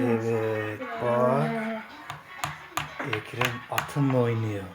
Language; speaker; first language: Turkish; native; Turkish